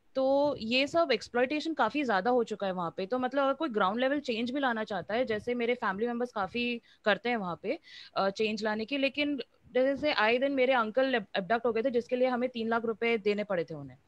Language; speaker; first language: Hindi; non-native, local second language; Manipuri